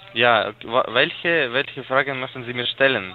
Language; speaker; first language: German; non-native, learner; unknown